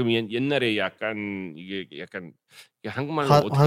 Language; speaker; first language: Korean; non-native, fluent; English